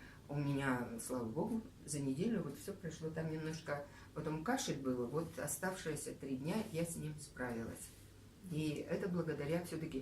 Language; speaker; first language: Russian; native; Russian